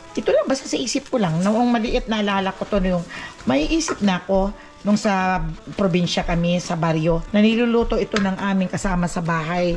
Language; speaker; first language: Filipino; non-native, local second language; Cebuano